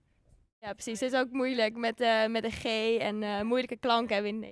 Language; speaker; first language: Dutch; native; Dutch